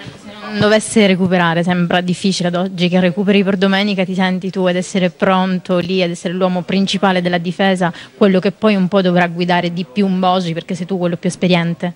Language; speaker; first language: Italian; native; Italian